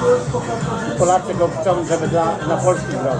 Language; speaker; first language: Polish; native; Polish